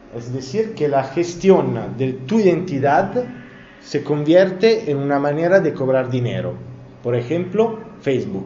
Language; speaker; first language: Spanish; non-native, learner; Italian